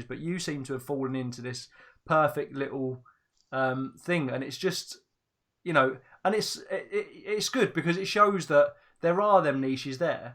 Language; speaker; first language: English; native; English